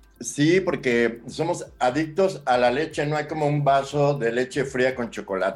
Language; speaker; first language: Spanish; native; Spanish